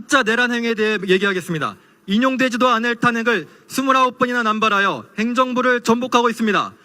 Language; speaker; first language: Korean; native; Korean